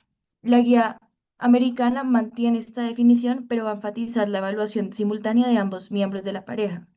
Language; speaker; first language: Spanish; native; Spanish